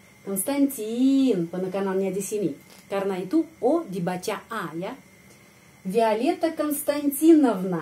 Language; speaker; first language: Indonesian; non-native, fluent; Russian